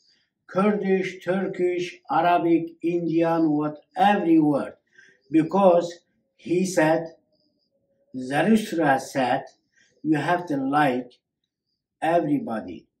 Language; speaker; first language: English; non-native, learner; Kurdish